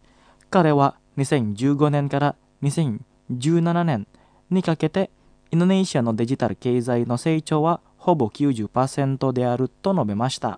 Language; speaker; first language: Japanese; non-native, fluent; Indonesian